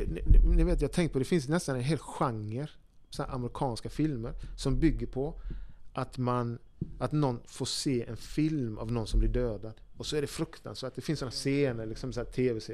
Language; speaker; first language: Swedish; native; Swedish